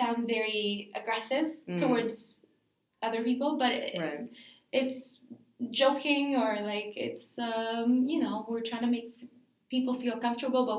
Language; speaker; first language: English; non-native, fluent; Greek